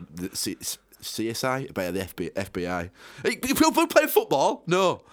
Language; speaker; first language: English; native; English